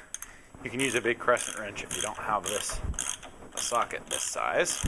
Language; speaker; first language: English; native; English